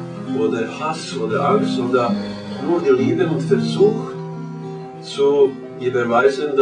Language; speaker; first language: German; non-native, learner; Croatian